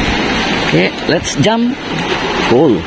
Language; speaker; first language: English; non-native, learner; Indonesian